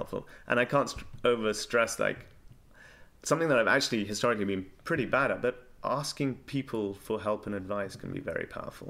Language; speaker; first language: English; native; English